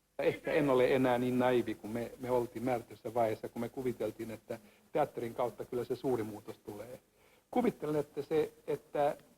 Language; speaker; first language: Finnish; non-native, local second language; Swedish